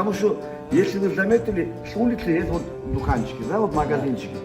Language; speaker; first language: Russian; non-native, local second language; Uzbek